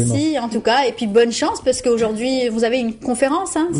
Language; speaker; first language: French; native; French